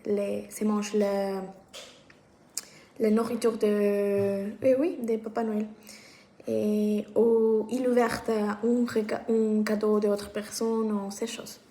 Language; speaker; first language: French; non-native, learner; Spanish